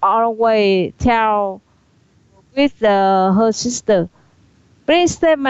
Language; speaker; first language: English; non-native, learner; Vietnamese